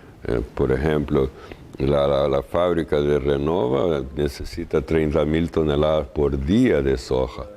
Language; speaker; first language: Spanish; non-native, fluent; Portuguese